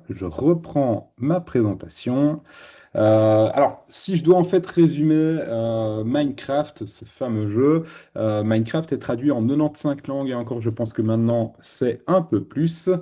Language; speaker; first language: French; native; French